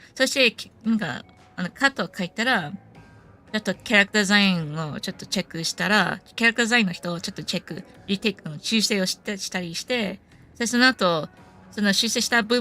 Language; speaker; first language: Japanese; non-native, fluent; English